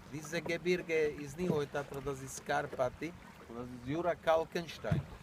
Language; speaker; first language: German; non-native, learner; Slovak